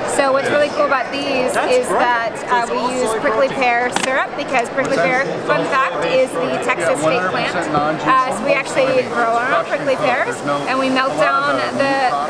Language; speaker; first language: English; non-native, fluent; French